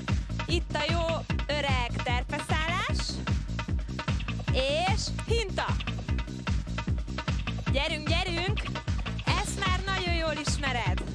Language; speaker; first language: Hungarian; native; Hungarian